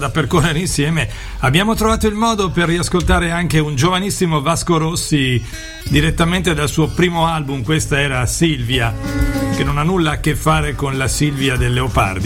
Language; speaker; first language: Italian; native; Italian